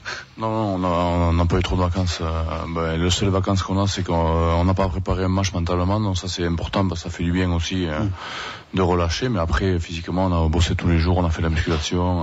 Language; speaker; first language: French; native; French